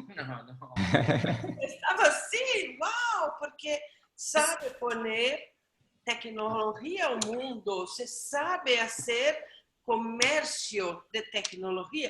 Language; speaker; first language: Portuguese; non-native, learner; Spanish